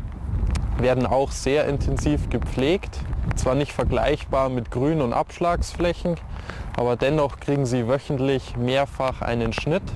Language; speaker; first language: German; native; German